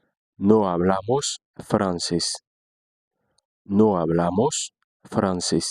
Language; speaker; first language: Spanish; non-native, fluent; Haitian Creole